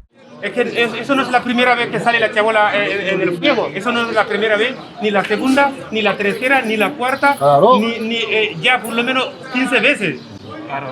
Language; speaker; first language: Spanish; non-native, learner; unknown